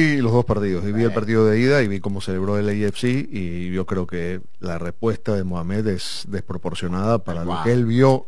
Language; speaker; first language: Spanish; native; Spanish